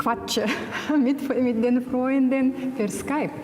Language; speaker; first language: German; non-native, learner; Kazakh